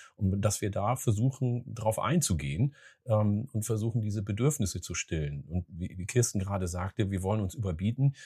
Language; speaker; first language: German; early bilingual, other home language; Oromo